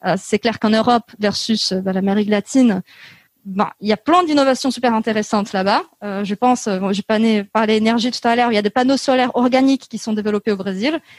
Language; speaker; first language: French; non-native, fluent; Portuguese